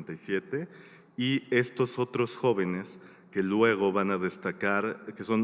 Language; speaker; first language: Spanish; native; Spanish